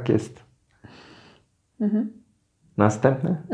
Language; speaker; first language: Polish; non-native, learner; Turkish